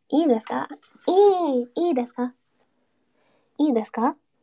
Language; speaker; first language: Japanese; non-native, learner; English